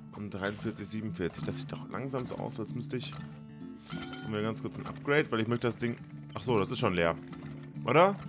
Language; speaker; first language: German; native; German